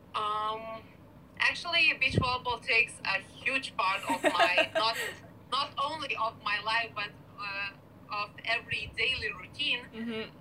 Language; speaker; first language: English; non-native, fluent; Lithuanian